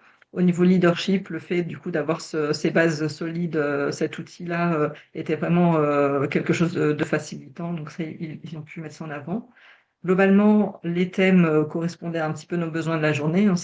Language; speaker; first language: French; native; French